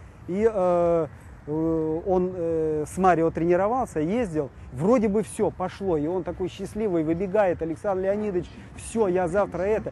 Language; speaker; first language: Russian; native; Russian